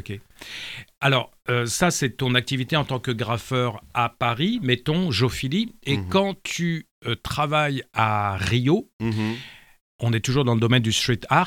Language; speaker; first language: French; native; French